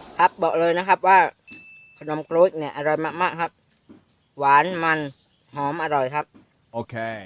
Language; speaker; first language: Thai; non-native, local second language; Khmer